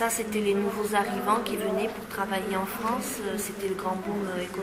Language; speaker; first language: French; native; French